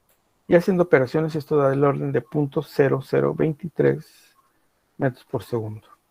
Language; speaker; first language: Spanish; native; Spanish